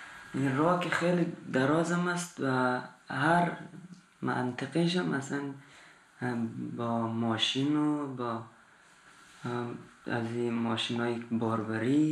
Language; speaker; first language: Norwegian; non-native, learner; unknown